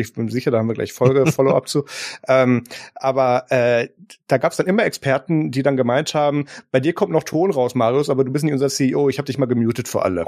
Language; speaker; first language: German; native; German